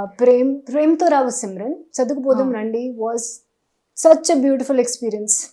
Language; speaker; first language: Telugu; non-native, learner; Hindi